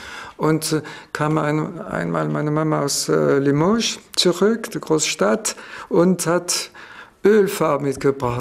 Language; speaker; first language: German; non-native, fluent; French